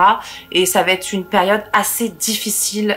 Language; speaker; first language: French; native; French